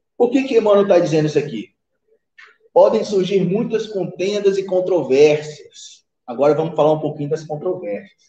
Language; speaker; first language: Portuguese; native; Portuguese